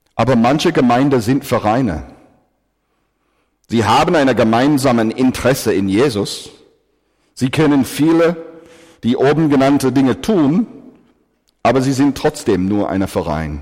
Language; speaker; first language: German; non-native, fluent; English